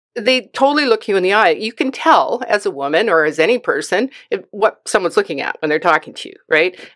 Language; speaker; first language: English; native; English